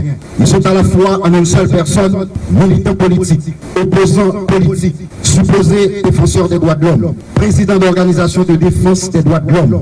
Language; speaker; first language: French; non-native, local second language; Haitian Creole